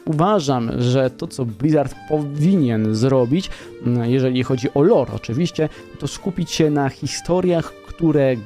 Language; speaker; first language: Polish; native; Polish